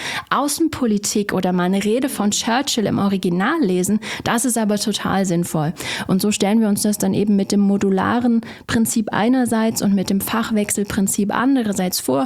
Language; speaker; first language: German; native; German